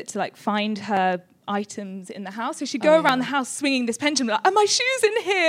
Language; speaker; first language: English; native; English